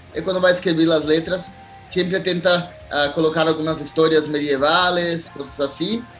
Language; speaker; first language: Spanish; non-native, learner; Portuguese